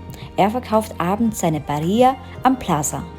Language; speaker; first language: German; native; German